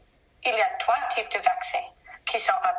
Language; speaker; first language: French; non-native, learner; English